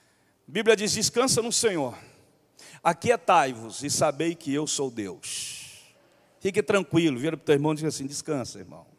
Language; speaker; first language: Portuguese; native; Portuguese